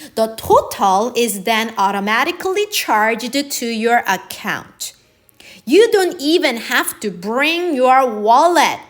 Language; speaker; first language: English; non-native, fluent; Korean